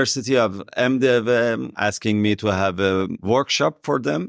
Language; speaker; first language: English; non-native, learner; Persian